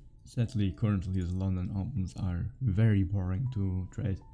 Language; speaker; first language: English; non-native, fluent; German